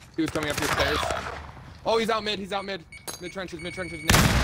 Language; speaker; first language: English; native; English